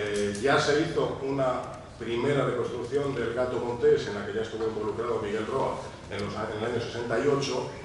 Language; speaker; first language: Spanish; native; Spanish